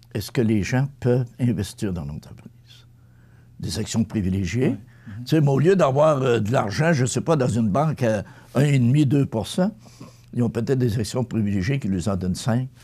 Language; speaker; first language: French; native; French